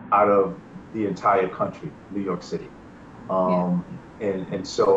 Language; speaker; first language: English; native; English